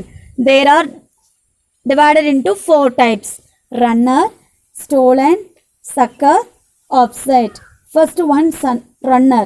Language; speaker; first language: English; non-native, local second language; Tamil